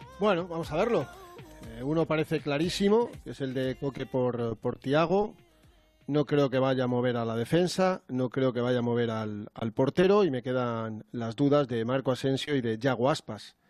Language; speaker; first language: Spanish; native; Spanish